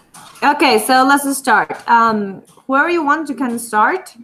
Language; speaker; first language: English; non-native, fluent; Spanish